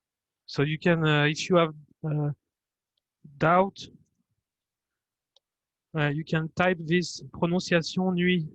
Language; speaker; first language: English; non-native, fluent; French